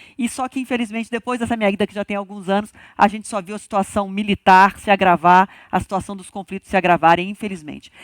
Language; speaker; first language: Portuguese; native; Portuguese